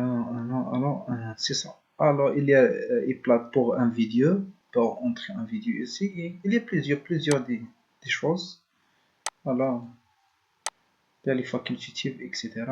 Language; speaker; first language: French; non-native, learner; Arabic